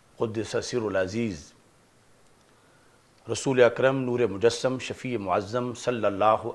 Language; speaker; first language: Urdu; non-native, local second language; Punjabi